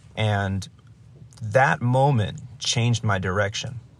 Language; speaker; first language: English; native; English